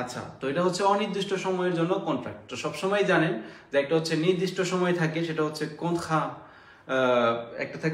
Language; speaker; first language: French; non-native, fluent; Bangla